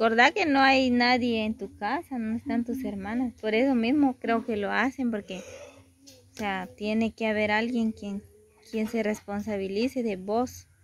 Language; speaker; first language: Spanish; native; Spanish